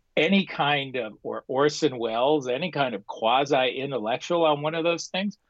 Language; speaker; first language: English; native; English